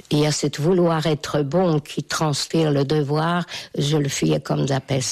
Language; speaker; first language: French; non-native, fluent; Hungarian